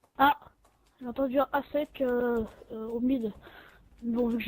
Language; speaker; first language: French; native; French